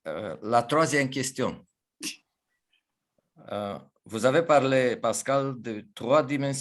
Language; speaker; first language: French; non-native, fluent; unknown